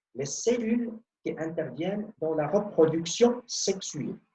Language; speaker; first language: French; non-native, local second language; Arabic